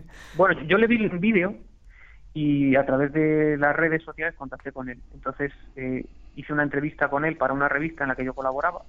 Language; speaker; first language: Spanish; native; Spanish